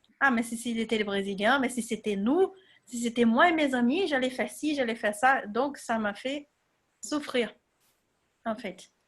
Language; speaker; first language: French; non-native, fluent; Portuguese